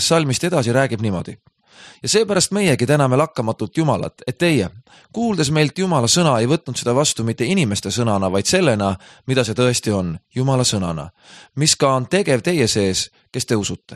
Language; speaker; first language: Estonian; native; Estonian